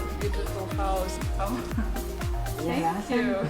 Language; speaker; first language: English; non-native, fluent; Russian